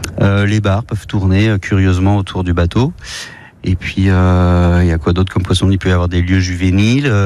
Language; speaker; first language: French; native; French